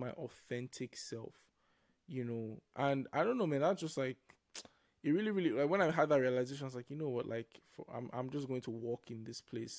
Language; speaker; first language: English; non-native, local second language; Yoruba